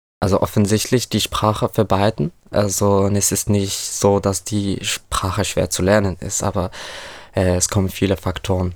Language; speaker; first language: German; non-native, fluent; Arabic